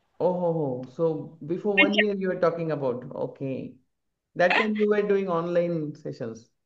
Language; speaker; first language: English; non-native, local second language; Marathi